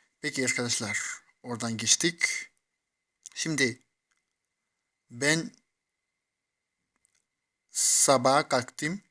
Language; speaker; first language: Turkish; non-native, fluent; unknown